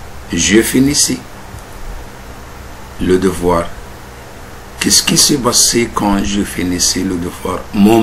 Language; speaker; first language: French; non-native, fluent; Arabic